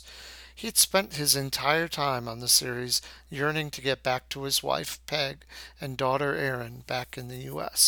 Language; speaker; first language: English; native; English